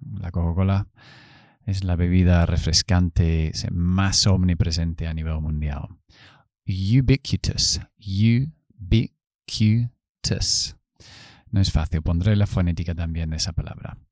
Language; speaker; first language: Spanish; non-native, fluent; English